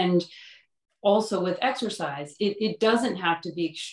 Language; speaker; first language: English; native; English